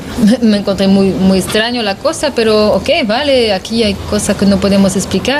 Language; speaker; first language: Spanish; non-native, learner; French